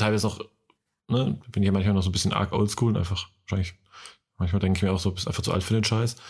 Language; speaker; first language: German; native; German